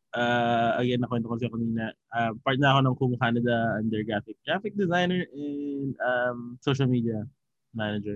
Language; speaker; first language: Filipino; native; Filipino